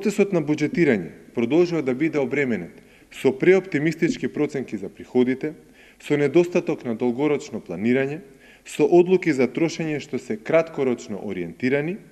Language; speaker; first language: Macedonian; native; Macedonian